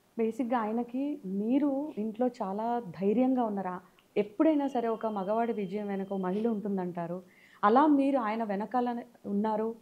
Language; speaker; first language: Telugu; native; Telugu